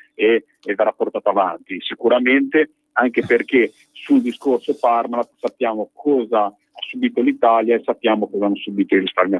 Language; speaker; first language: Italian; native; Italian